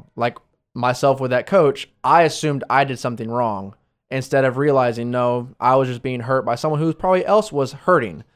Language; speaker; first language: English; native; English